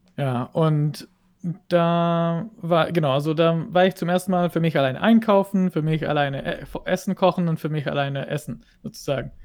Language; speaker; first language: German; non-native, fluent; Hebrew